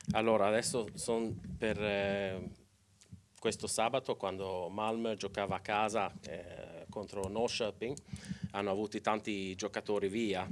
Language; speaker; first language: Italian; non-native, local second language; Swedish